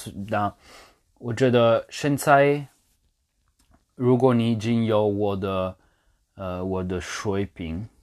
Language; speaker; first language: Chinese; non-native, learner; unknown